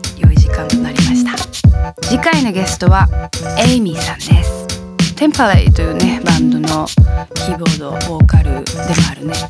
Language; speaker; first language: Japanese; native; Japanese